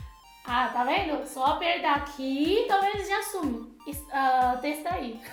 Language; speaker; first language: Portuguese; non-native, fluent; Chinese